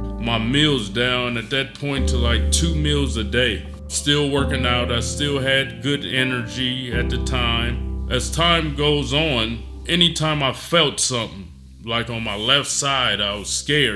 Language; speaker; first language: English; native; English